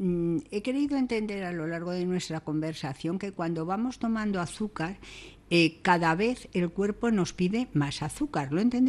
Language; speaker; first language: Spanish; native; Spanish